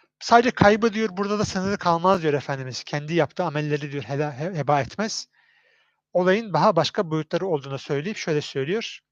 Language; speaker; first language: Turkish; native; Turkish